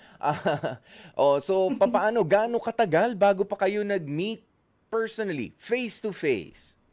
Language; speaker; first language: Filipino; native; Filipino